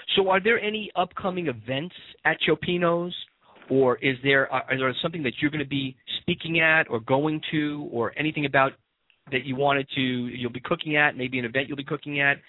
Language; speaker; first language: English; native; English